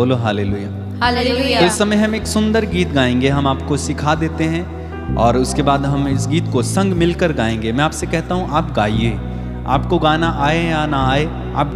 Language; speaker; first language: Hindi; native; Hindi